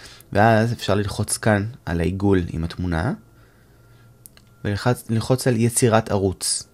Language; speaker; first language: Hebrew; native; Hebrew